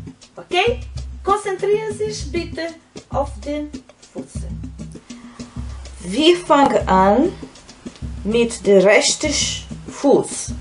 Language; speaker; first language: German; non-native, fluent; Portuguese